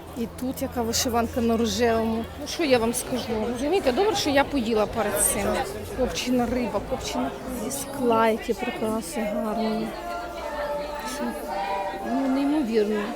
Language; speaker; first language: Ukrainian; native; Ukrainian